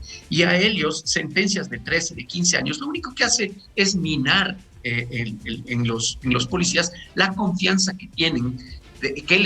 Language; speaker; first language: Spanish; native; Spanish